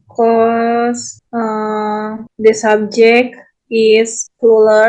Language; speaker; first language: English; non-native, learner; Indonesian